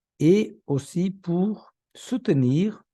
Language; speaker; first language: French; non-native, fluent; Portuguese